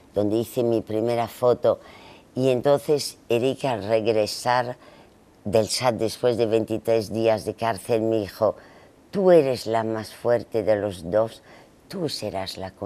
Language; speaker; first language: Spanish; native; Spanish